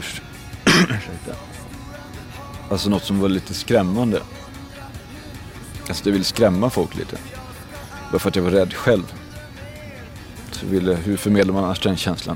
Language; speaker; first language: Swedish; native; Swedish